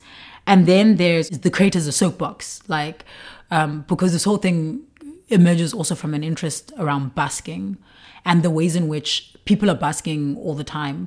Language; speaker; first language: English; non-native, local second language; Xhosa